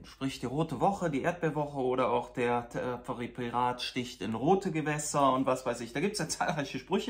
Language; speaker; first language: German; native; German